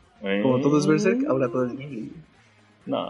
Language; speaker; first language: Spanish; native; Spanish